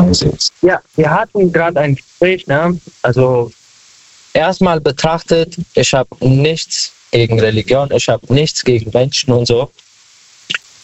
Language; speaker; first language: German; non-native, learner; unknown